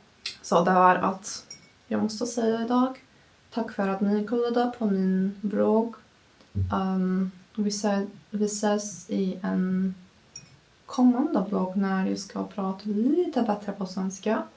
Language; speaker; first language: Swedish; non-native, learner; Turkish